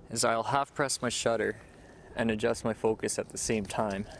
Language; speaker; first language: English; native; English